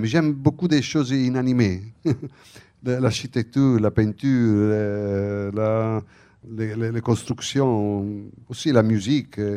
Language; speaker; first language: French; non-native, fluent; Italian